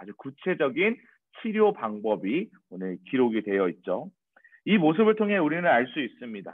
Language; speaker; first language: Korean; native; Korean